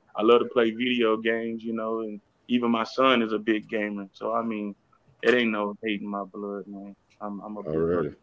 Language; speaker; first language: English; native; English